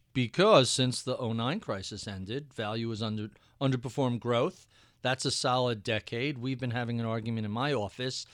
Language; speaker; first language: English; native; English